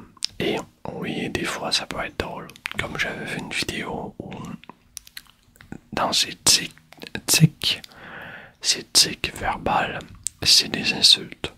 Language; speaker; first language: French; native; French